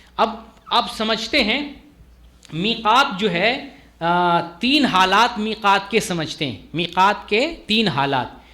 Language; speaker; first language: Urdu; native; Urdu